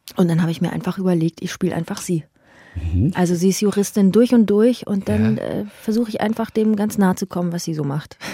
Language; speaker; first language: German; early bilingual, other home language; Persian